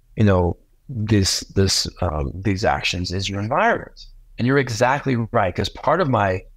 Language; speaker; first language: English; native; English